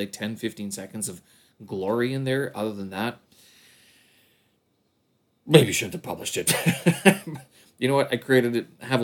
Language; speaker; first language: English; native; English